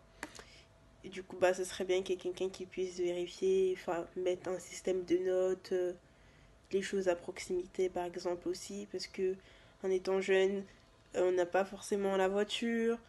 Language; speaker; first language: French; native; French